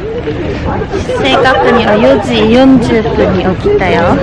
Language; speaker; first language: Japanese; non-native, fluent; Korean